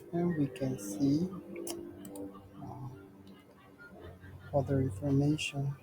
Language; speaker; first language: English; non-native, learner; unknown